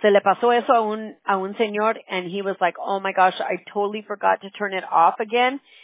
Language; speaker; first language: English; early bilingual, other home language; Spanish